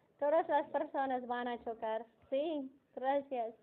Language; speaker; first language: Spanish; non-native, fluent; English